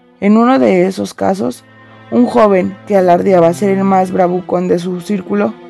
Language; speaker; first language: Spanish; native; Spanish